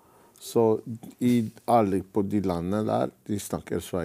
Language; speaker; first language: Norwegian; non-native, fluent; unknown